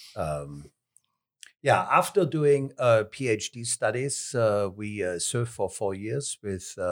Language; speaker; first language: English; non-native, fluent; German